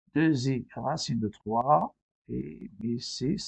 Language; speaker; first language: French; non-native, local second language; Arabic